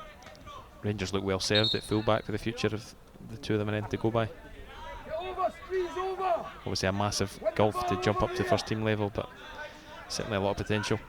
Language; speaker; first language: English; native; English